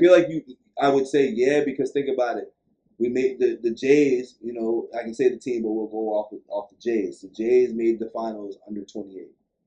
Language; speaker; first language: English; native; English